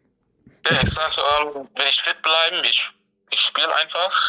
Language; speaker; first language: German; non-native, fluent; English